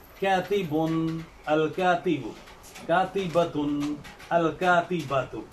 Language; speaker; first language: Arabic; non-native, fluent; Burmese